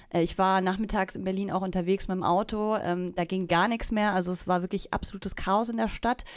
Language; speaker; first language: German; native; German